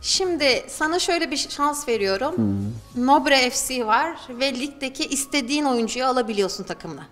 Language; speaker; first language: Turkish; native; Turkish